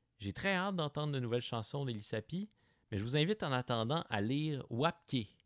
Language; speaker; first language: French; native; French